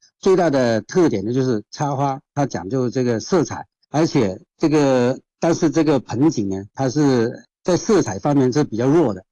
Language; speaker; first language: Chinese; non-native, local second language; Cantonese